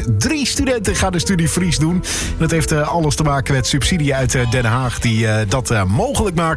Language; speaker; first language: Dutch; native; Dutch